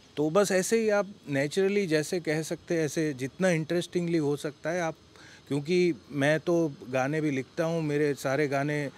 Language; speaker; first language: Hindi; non-native, local second language; Gujarati